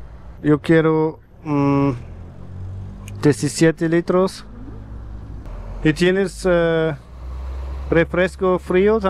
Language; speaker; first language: Spanish; non-native, learner; German